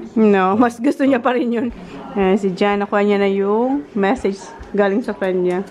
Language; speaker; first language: Filipino; non-native, local second language; Bikol